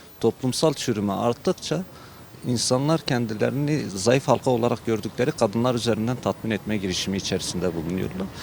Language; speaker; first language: Turkish; non-native, local second language; Kurdish